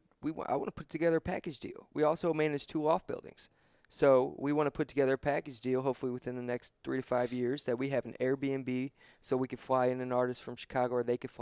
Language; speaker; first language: English; native; English